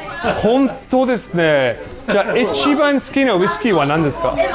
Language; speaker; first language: Japanese; non-native, learner; English